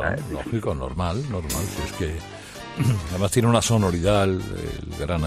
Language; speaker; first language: Spanish; native; Spanish